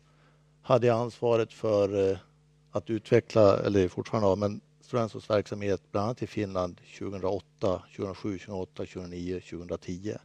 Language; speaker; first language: Swedish; native; Swedish